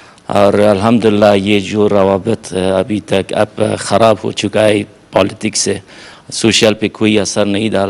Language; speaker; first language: Hindi; non-native, fluent; Persian